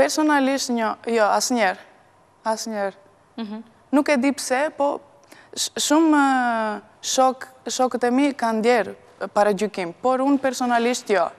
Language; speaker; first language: Albanian; early bilingual, heritage; Albanian